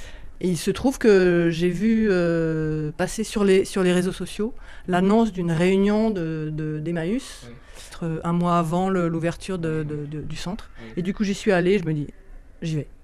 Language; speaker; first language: French; native; French